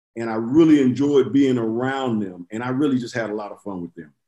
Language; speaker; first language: English; native; English